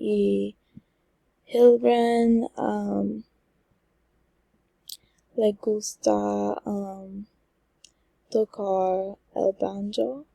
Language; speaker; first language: Spanish; non-native, learner; English